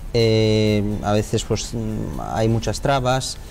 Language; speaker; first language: Spanish; non-native, fluent; Romanian